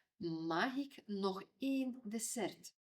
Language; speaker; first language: Dutch; non-native, fluent; Ukrainian